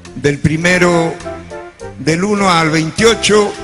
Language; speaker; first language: Spanish; native; Spanish